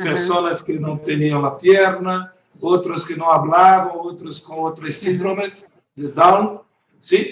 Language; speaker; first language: Spanish; non-native, learner; Portuguese